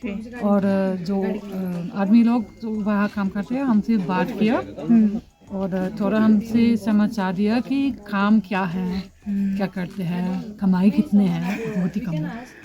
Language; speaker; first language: Hindi; non-native, learner; German